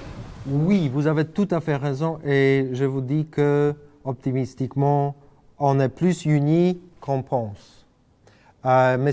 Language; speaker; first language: French; non-native, fluent; Polish